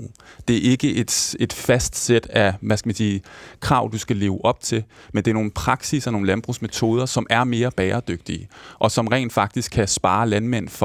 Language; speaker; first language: Danish; native; Danish